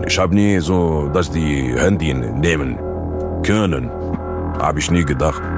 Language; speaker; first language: German; non-native, learner; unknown